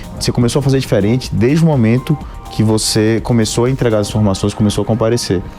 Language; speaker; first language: Portuguese; native; Portuguese